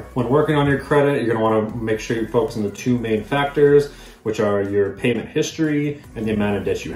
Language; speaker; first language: English; native; English